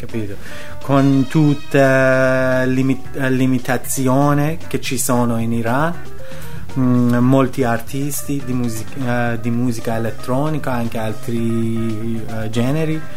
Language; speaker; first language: Italian; non-native, learner; Persian